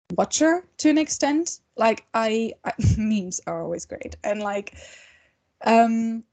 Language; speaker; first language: English; non-native, fluent; German